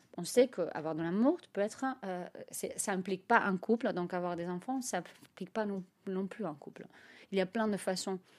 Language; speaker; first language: French; non-native, fluent; Spanish